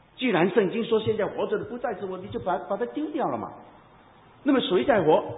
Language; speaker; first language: Chinese; non-native, local second language; Cantonese